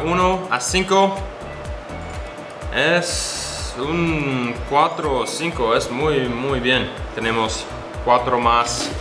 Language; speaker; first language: Spanish; non-native, learner; English